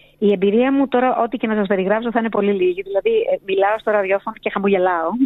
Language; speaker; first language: Greek; early bilingual, heritage; Greek